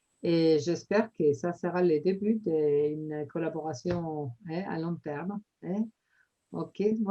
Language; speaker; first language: French; non-native, fluent; Spanish